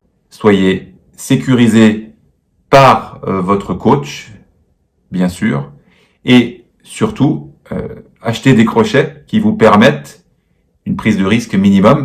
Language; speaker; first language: French; native; French